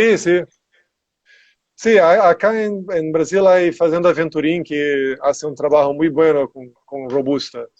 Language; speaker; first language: Spanish; non-native, learner; Portuguese